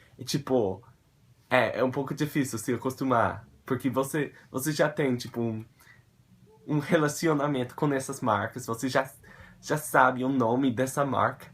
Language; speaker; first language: Portuguese; non-native, fluent; English